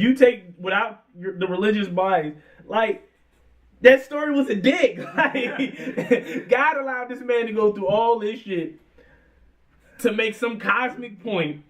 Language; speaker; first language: English; native; English